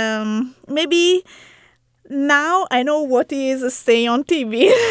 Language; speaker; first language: English; non-native, learner; Italian